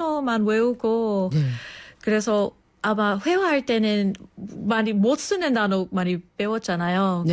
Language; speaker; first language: Korean; non-native, fluent; English